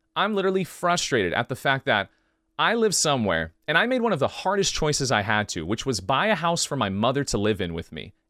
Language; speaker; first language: English; native; English